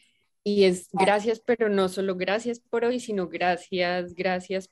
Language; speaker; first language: Spanish; early bilingual, heritage; Spanish